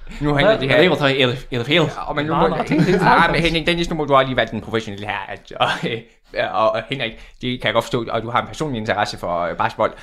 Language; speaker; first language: Danish; native; Danish